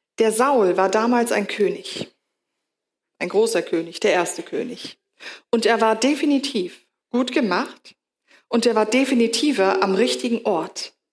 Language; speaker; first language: German; native; German